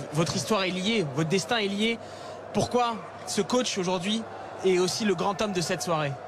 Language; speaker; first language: French; native; French